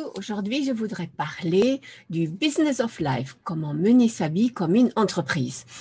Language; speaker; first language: French; non-native, fluent; German